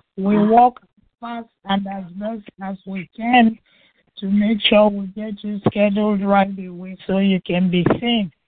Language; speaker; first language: English; non-native, local second language; Igbo